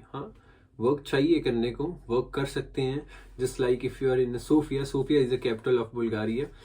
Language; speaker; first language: Hindi; native; Hindi